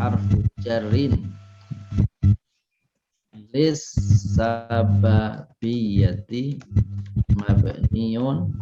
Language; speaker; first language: Arabic; non-native, fluent; Indonesian